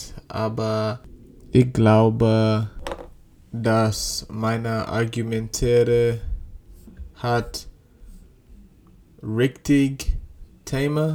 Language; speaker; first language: German; non-native, learner; English